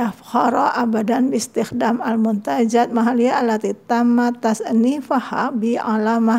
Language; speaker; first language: Arabic; non-native, fluent; Indonesian